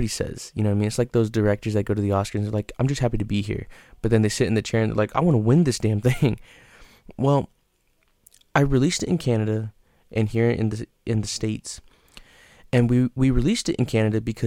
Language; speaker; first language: English; native; English